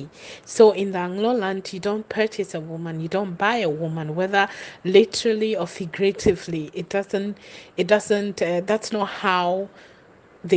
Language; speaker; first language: English; non-native, local second language; Ewe